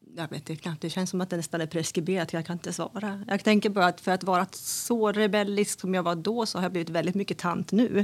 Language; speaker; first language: Swedish; native; Swedish